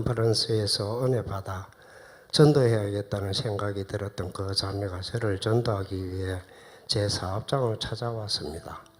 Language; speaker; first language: Korean; native; Korean